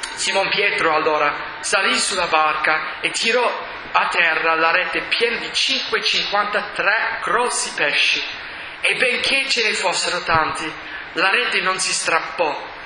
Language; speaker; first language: Italian; non-native, fluent; English